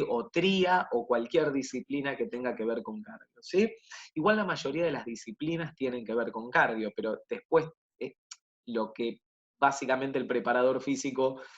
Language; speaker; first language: Spanish; native; Spanish